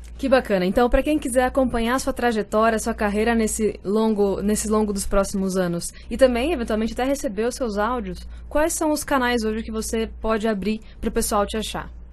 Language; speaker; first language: Portuguese; native; Portuguese